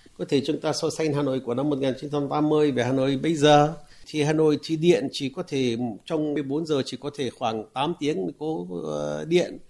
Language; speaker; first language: Vietnamese; non-native, fluent; Arabic